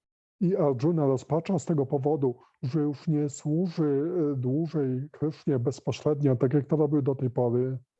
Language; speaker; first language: Polish; native; Polish